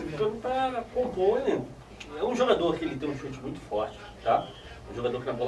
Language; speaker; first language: Portuguese; native; Portuguese